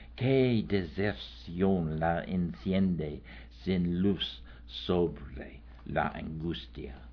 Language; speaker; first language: Spanish; non-native, fluent; English